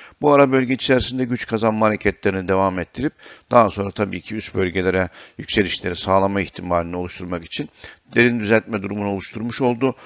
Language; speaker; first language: Turkish; native; Turkish